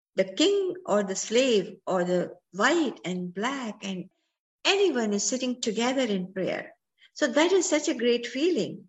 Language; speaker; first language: English; non-native, local second language; Sindhi